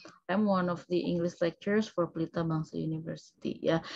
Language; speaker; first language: English; non-native, fluent; Indonesian